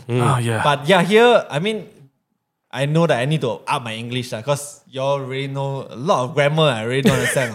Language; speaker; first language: English; non-native, local second language; Min Nan Chinese